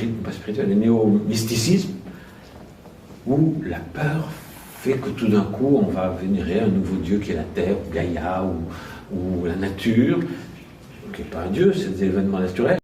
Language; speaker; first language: French; native; French